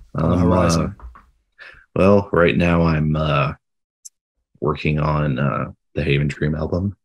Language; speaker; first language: English; native; English